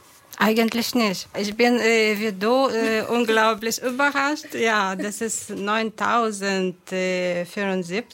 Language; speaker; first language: German; non-native, fluent; Ukrainian